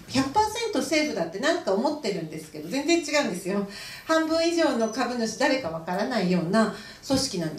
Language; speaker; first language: Japanese; native; Japanese